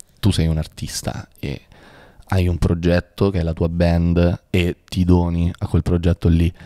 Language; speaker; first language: Italian; native; Italian